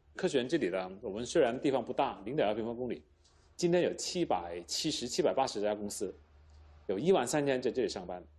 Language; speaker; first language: Chinese; native; Chinese